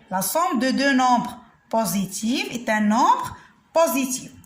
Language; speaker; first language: French; non-native, local second language; Arabic